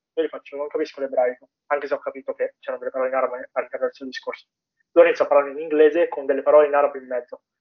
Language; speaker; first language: Italian; native; Italian